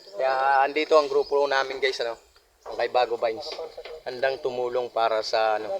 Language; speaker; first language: Filipino; non-native, local second language; Waray